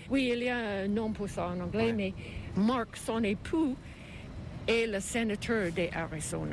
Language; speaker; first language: French; non-native, learner; English